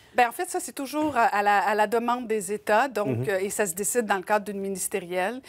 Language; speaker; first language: French; native; French